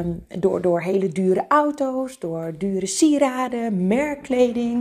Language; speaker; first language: Dutch; native; Dutch